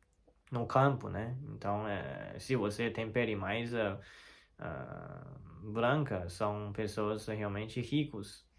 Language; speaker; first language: Portuguese; non-native, learner; Chinese